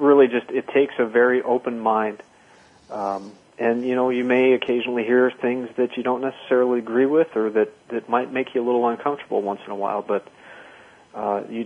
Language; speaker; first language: English; native; English